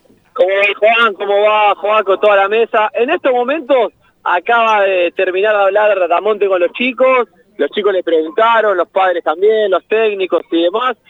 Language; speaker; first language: Spanish; native; Spanish